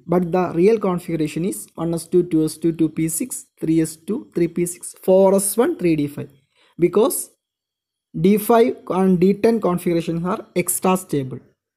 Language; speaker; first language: English; non-native, local second language; Malayalam